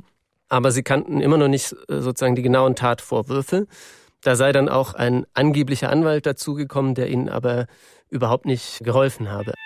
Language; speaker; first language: German; native; German